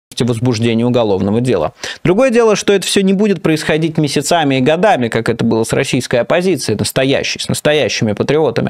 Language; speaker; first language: Russian; native; Russian